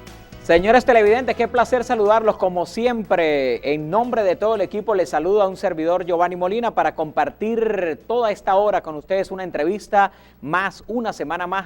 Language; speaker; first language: Spanish; native; Spanish